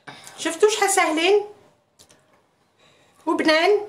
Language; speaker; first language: Arabic; native; Arabic